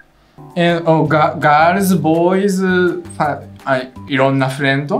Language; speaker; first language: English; non-native, learner; Russian